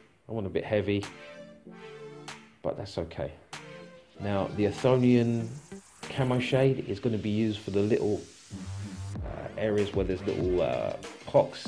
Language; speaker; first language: English; native; English